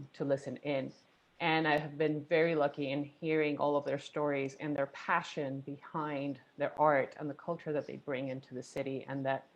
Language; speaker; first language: English; non-native, fluent; Spanish